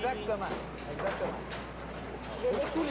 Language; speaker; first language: French; native; French